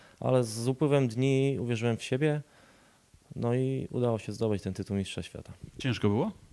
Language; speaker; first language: Polish; native; Polish